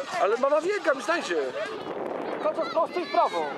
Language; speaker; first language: Polish; native; Polish